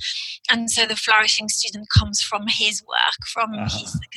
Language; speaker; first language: English; non-native, fluent; French